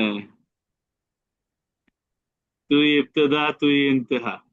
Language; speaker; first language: Hindi; non-native, fluent; Bangla